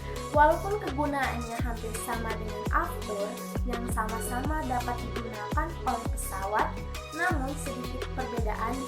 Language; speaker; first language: Indonesian; native; Indonesian